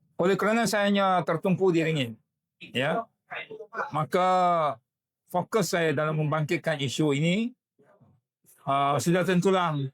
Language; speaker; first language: Malay; native; Malay